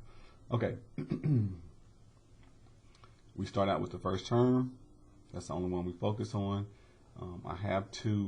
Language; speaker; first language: English; native; English